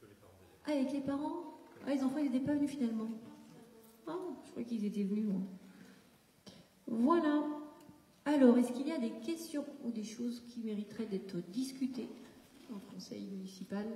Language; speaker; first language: French; native; French